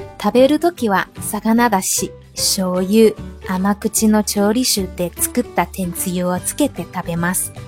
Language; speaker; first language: Japanese; non-native, fluent; Chinese